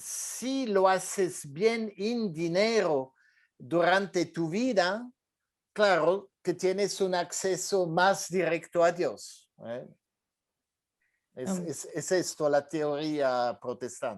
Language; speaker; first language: Spanish; non-native, fluent; French